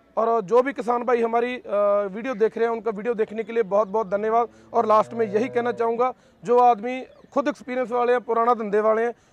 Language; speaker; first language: Hindi; non-native, local second language; Punjabi